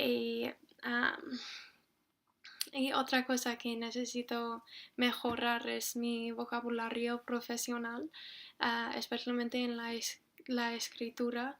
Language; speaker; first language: Spanish; non-native, fluent; English